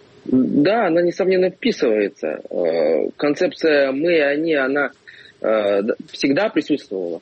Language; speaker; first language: Russian; native; Russian